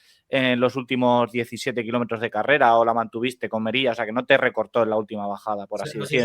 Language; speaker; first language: Spanish; native; Spanish